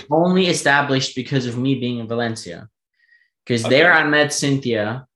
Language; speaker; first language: English; non-native, fluent; German